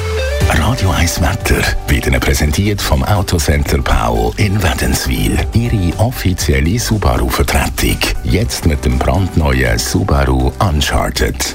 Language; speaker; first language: German; native; German